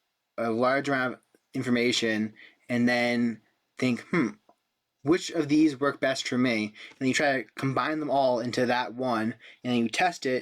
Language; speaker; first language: English; native; English